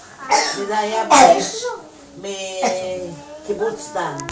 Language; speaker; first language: Hebrew; non-native, fluent; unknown